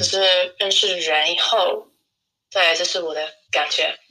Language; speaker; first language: Chinese; non-native, fluent; English